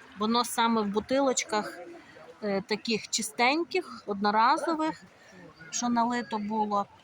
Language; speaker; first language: Ukrainian; native; Ukrainian